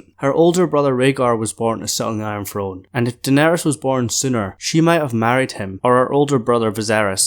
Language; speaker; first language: English; native; English